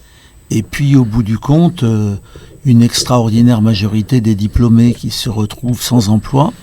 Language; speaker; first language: French; native; French